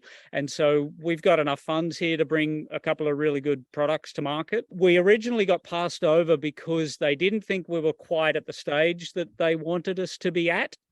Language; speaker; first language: English; native; English